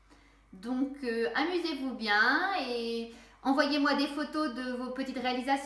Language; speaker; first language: French; native; French